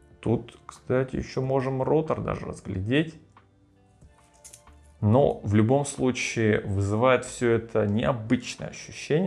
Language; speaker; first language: Russian; native; Russian